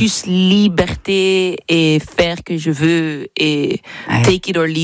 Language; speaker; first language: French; non-native, fluent; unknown